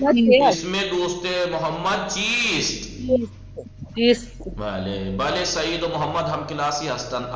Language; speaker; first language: Persian; non-native, fluent; Urdu